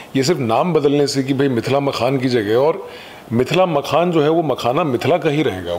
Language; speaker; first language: Hindi; native; Hindi